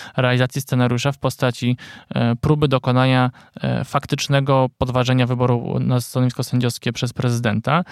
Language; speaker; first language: Polish; native; Polish